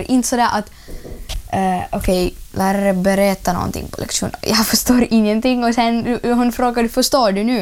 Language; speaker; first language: Swedish; non-native, learner; Russian